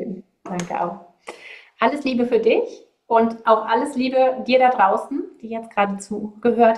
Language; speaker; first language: German; native; German